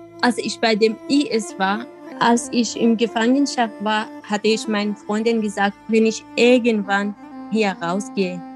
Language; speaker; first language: German; non-native, learner; Kurdish